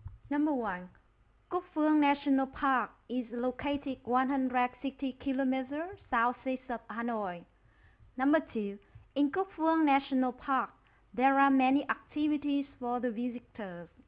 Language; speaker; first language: English; non-native, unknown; Vietnamese